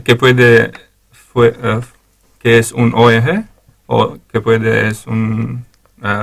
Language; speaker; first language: Spanish; non-native, learner; Romanian